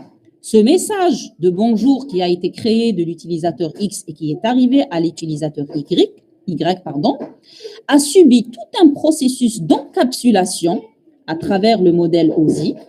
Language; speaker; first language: French; non-native, local second language; Arabic